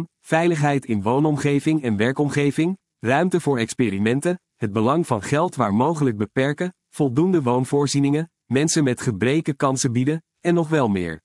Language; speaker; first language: Dutch; native; Dutch